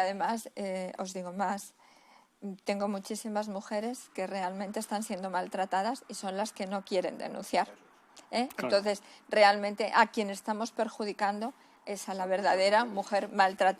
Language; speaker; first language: Spanish; native; Spanish